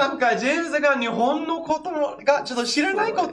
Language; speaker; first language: Japanese; non-native, fluent; English